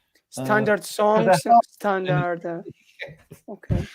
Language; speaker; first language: English; non-native, learner; Italian